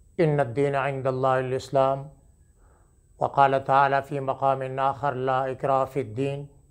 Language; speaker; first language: Urdu; non-native, local second language; Pashto